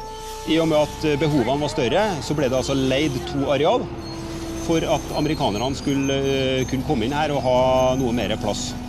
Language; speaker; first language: Norwegian; native; Norwegian